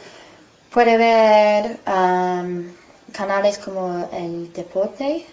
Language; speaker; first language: Spanish; non-native, fluent; English